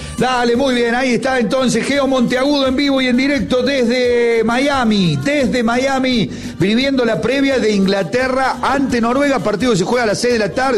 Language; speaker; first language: Spanish; native; Spanish